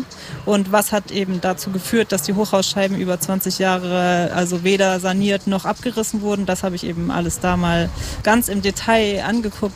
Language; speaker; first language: German; native; German